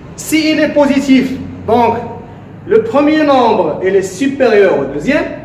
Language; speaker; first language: French; non-native, local second language; Arabic